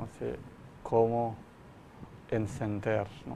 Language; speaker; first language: Spanish; non-native, learner; Malayalam